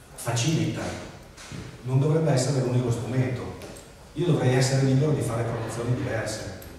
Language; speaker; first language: Italian; native; Italian